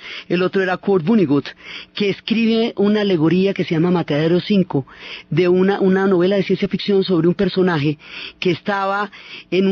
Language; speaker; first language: Spanish; native; Spanish